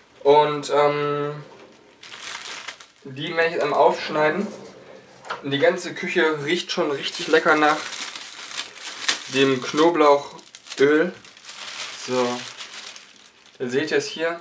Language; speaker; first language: German; native; German